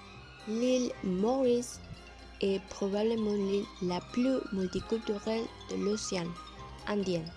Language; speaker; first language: French; non-native, learner; Spanish